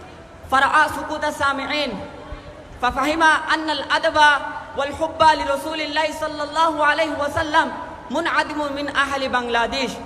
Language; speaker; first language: Arabic; non-native, learner; Bangla